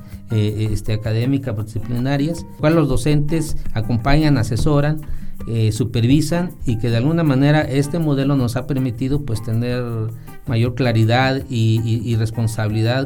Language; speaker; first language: Spanish; native; Spanish